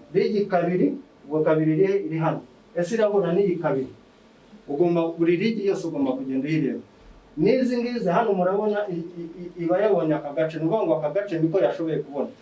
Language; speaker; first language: Kinyarwanda; native; Kinyarwanda